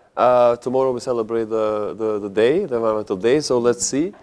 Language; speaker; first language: English; non-native, fluent; Albanian